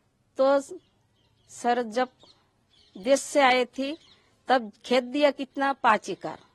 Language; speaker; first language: Hindi; early bilingual, other home language; Bangla